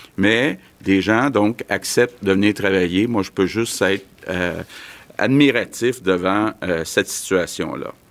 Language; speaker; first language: French; native; French